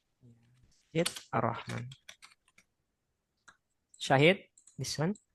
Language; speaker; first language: English; non-native, fluent; Indonesian